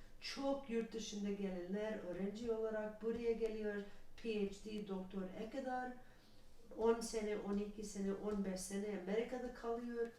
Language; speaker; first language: Turkish; non-native, learner; English